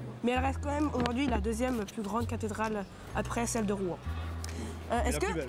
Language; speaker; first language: French; native; French